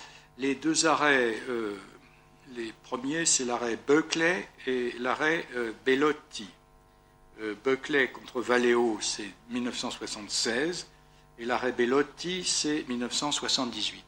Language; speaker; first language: French; native; French